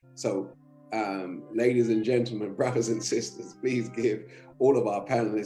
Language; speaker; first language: English; native; English